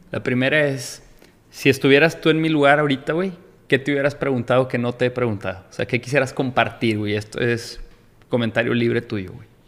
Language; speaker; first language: Spanish; native; Spanish